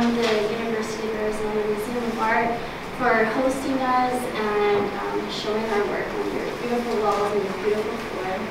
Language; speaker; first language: English; native; English